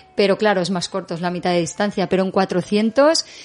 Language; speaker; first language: Spanish; native; Spanish